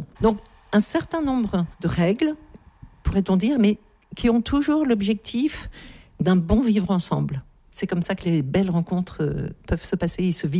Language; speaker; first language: French; native; French